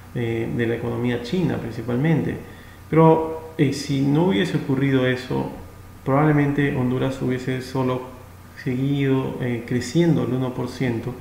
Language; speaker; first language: Spanish; native; Spanish